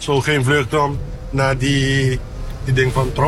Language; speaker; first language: Dutch; non-native, local second language; Papiamento